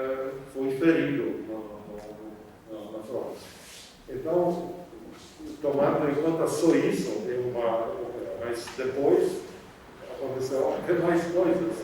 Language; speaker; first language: Portuguese; non-native, fluent; Polish